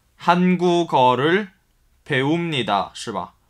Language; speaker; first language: Korean; non-native, fluent; Chinese